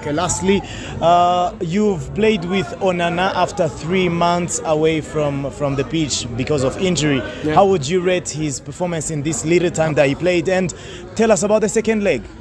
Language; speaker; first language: English; non-native, local second language; Kinyarwanda